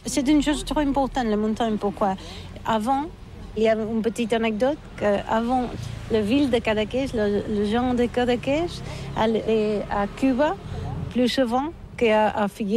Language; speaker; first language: French; non-native, learner; Catalan